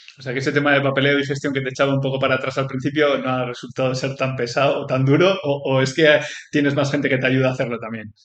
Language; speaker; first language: Spanish; native; Spanish